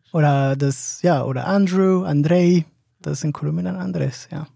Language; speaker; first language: German; non-native, fluent; Spanish